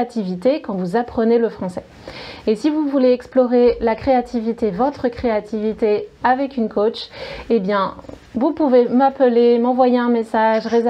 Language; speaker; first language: French; native; French